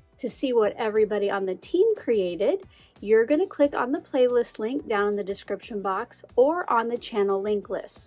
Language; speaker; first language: English; native; English